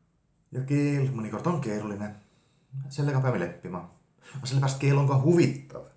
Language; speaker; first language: Estonian; non-native, fluent; Finnish